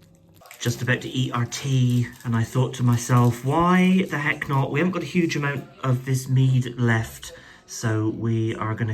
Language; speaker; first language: English; native; English